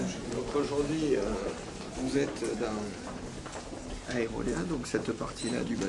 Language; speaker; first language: French; native; French